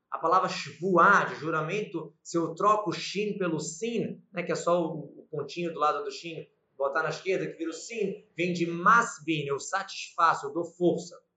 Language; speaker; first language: Portuguese; native; Portuguese